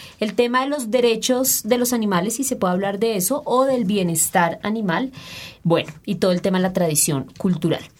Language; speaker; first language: Spanish; native; Spanish